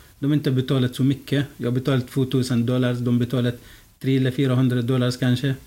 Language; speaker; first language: Swedish; non-native, fluent; Arabic